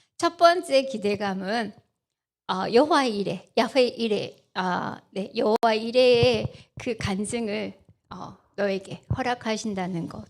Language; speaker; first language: Korean; native; Korean